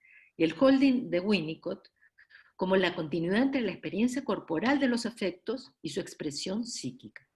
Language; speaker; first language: Spanish; native; Spanish